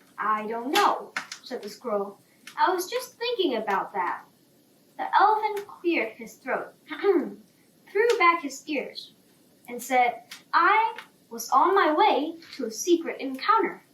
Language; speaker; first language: English; non-native, fluent; Korean